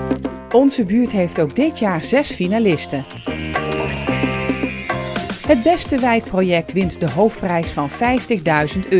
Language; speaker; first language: Dutch; native; Dutch